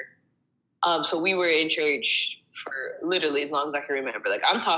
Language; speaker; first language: English; native; English